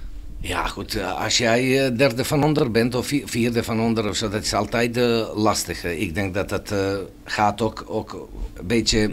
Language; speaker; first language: Dutch; non-native, fluent; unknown